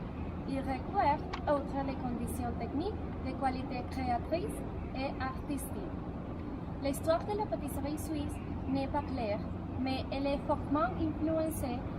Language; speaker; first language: French; non-native, learner; Spanish